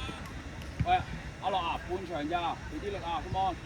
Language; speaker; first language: Cantonese; native; Cantonese